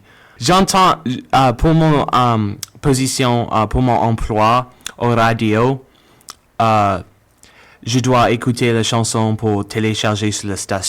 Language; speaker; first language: French; non-native, learner; English